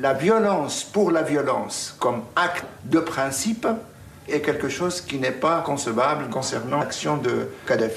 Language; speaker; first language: French; native; French